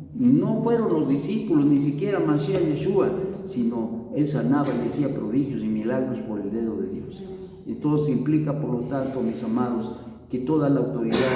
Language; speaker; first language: Spanish; native; Spanish